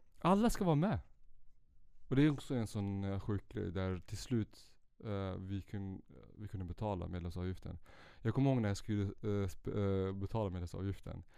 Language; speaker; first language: Swedish; early bilingual, other home language; Central Kurdish